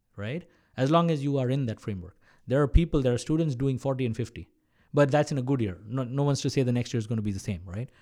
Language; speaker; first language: English; non-native, local second language; Malayalam